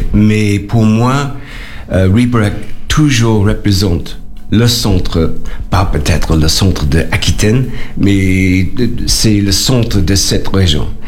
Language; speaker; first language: French; non-native, learner; English